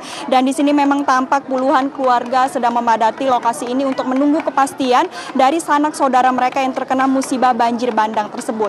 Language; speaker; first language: Indonesian; native; Indonesian